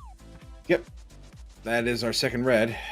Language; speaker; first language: English; native; English